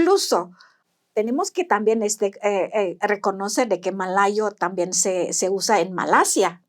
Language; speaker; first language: Spanish; non-native, fluent; Indonesian